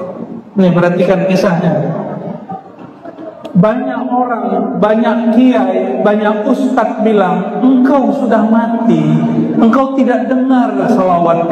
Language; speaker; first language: Indonesian; native; Indonesian